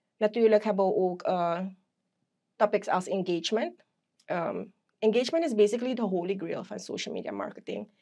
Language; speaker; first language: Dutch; native; Dutch